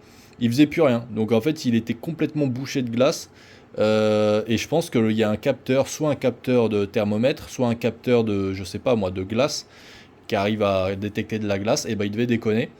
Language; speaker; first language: French; native; French